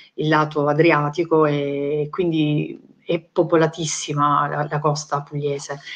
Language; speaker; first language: Italian; native; Italian